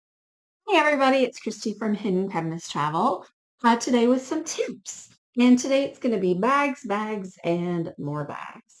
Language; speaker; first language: English; native; English